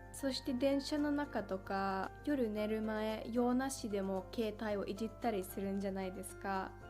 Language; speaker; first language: Japanese; non-native, fluent; Finnish